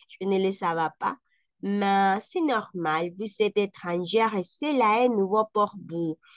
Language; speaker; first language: French; non-native, fluent; Spanish